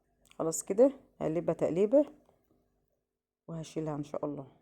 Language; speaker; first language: Arabic; native; Arabic